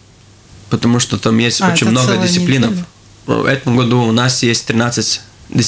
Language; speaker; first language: Russian; non-native, local second language; Latvian